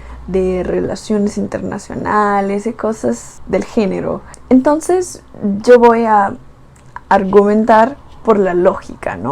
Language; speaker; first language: Spanish; non-native, fluent; Portuguese